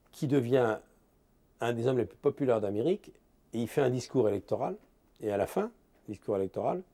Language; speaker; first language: French; native; French